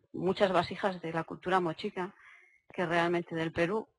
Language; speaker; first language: Spanish; native; Spanish